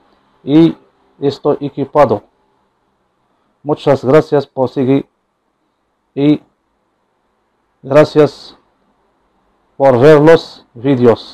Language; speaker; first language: Spanish; non-native, learner; Arabic